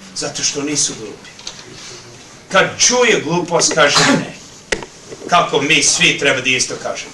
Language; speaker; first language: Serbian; early bilingual, heritage; Serbian